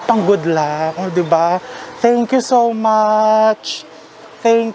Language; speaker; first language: English; non-native, local second language; Filipino